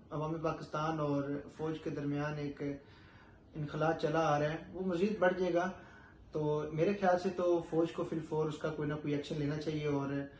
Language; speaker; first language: Urdu; native; Urdu